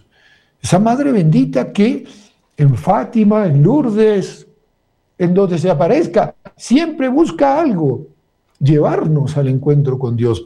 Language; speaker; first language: Spanish; native; Spanish